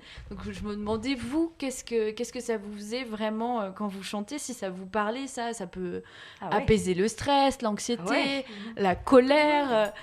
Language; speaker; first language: French; native; French